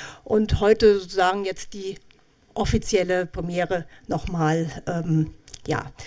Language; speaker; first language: German; native; German